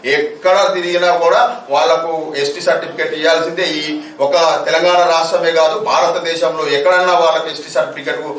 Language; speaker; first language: Telugu; non-native, local second language; Gondi